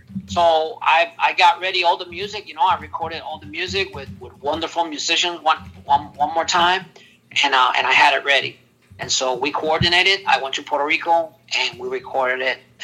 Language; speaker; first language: English; early bilingual, other home language; Spanish